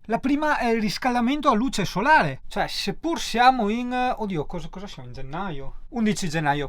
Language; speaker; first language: Italian; native; Italian